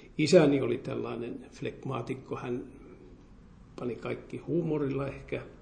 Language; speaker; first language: Finnish; native; Finnish